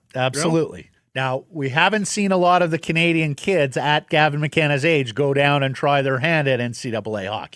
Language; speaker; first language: English; native; English